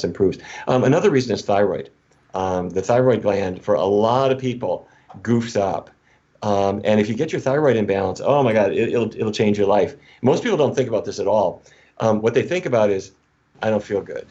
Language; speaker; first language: English; native; English